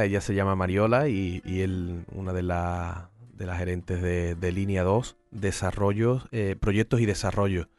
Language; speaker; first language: Spanish; native; Spanish